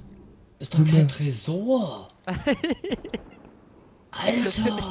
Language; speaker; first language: German; native; German